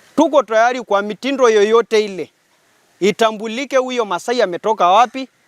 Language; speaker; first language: Swahili; non-native, local second language; Masai